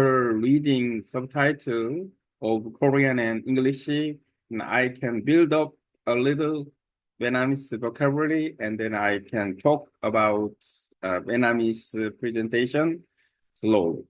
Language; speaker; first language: English; non-native, learner; Korean